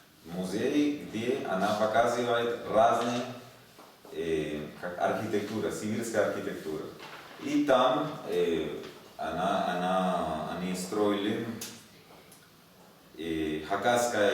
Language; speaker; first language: Russian; non-native, learner; Spanish